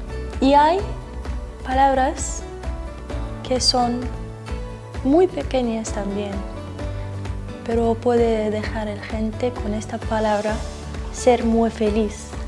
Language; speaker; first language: Spanish; non-native, learner; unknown